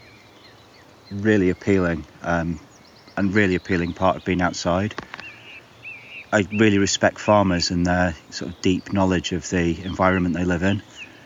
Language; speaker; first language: English; native; English